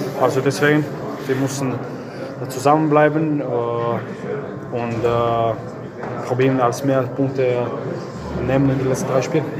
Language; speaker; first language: German; non-native, learner; Croatian